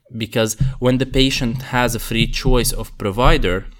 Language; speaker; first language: English; non-native, fluent; Arabic